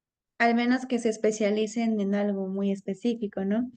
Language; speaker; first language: Spanish; native; Spanish